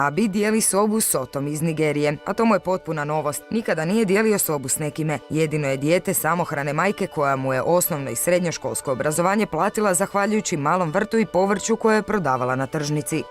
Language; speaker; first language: Croatian; native; Croatian